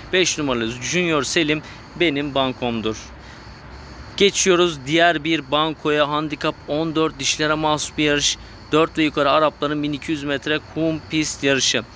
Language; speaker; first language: Turkish; native; Turkish